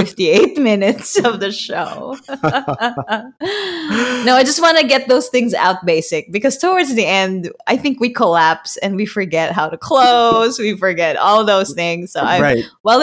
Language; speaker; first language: English; non-native, local second language; Filipino